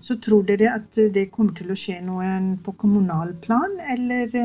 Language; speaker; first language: Norwegian; non-native, fluent; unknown